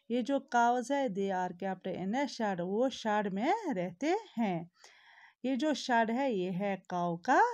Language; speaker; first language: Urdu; non-native, local second language; Kashmiri